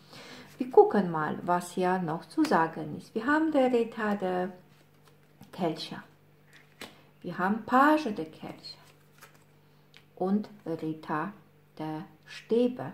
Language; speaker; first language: German; non-native, fluent; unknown